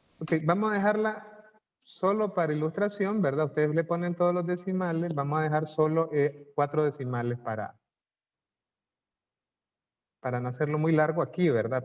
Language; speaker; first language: Spanish; native; Spanish